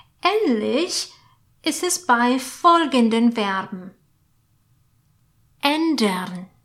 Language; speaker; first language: German; non-native, fluent; Polish